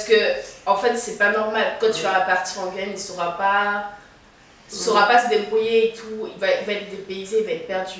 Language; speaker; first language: French; native; French